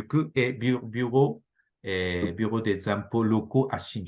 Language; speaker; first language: French; non-native, learner; Japanese